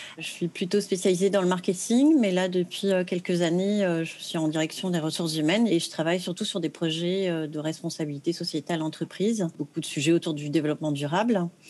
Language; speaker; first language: French; early bilingual, other home language; Arabic